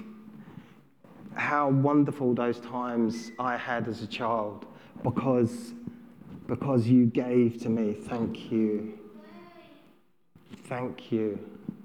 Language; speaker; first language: English; native; English